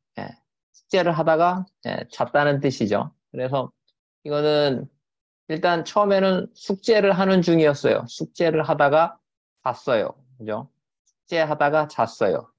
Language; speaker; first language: Korean; native; Korean